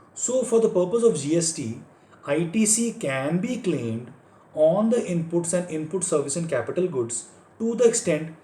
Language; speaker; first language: English; non-native, local second language; Punjabi